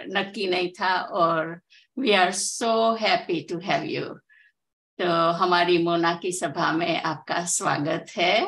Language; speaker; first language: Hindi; non-native, local second language; Gujarati